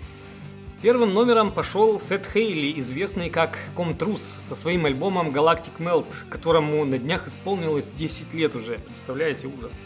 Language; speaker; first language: Russian; native; Russian